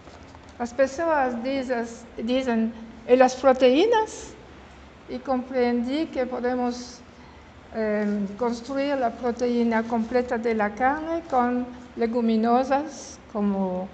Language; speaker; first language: Spanish; non-native, learner; French